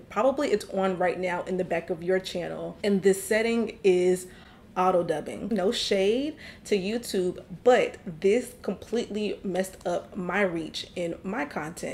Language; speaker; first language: English; native; English